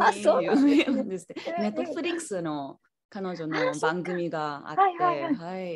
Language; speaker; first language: Japanese; non-native, learner; English